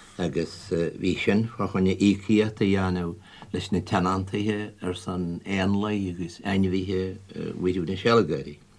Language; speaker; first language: Irish; native; Irish